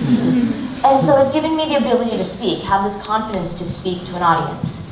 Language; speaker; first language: English; native; English